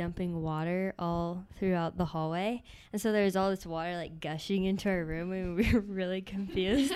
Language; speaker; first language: English; native; English